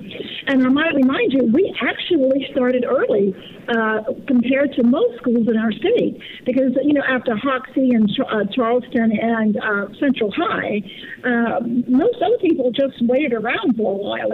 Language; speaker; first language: English; native; English